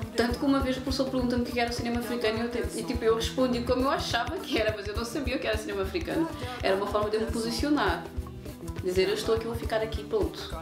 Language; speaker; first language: Portuguese; non-native, local second language; Kabuverdianu